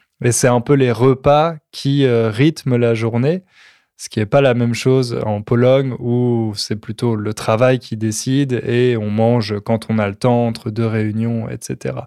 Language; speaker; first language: French; native; French